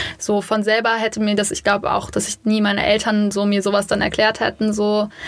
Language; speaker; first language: German; native; German